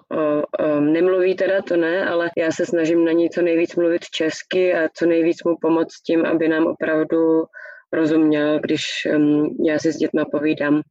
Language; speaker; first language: Czech; native; Czech